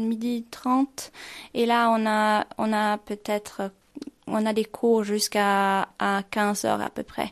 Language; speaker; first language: French; non-native, fluent; Swedish